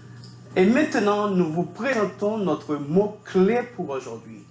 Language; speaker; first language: French; non-native, fluent; Spanish